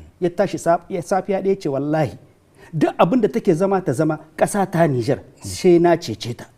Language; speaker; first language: Hausa; non-native, local second language; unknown